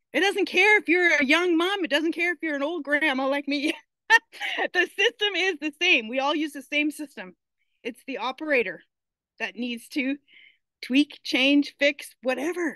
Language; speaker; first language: English; native; English